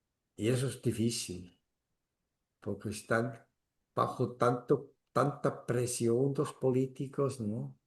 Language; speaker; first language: Spanish; non-native, fluent; German